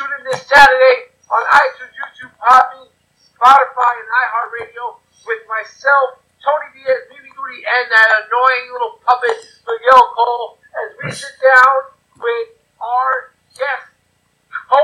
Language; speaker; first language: English; native; English